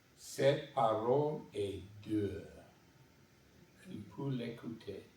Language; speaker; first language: French; non-native, learner; English